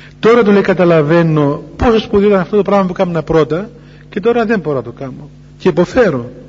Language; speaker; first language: Greek; native; Greek